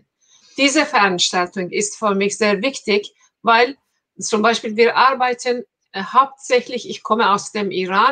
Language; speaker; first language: German; non-native, fluent; Persian